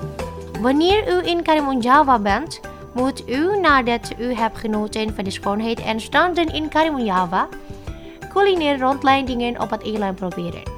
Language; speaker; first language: Dutch; non-native, fluent; Indonesian